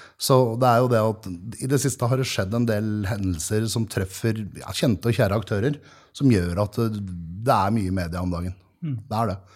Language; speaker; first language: Norwegian; native; Norwegian